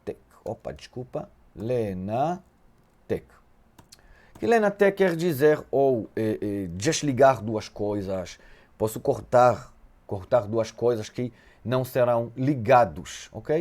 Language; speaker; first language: Portuguese; non-native, fluent; Hebrew